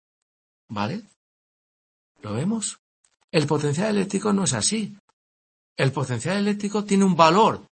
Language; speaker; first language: Spanish; native; Spanish